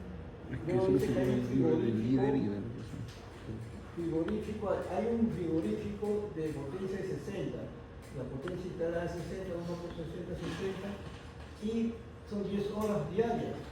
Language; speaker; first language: Spanish; native; Spanish